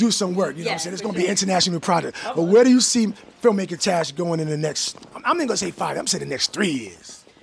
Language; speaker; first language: English; native; English